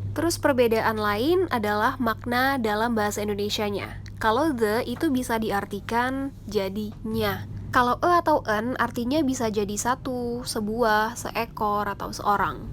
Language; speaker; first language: Indonesian; native; Indonesian